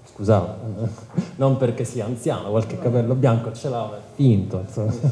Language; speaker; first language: Italian; native; Italian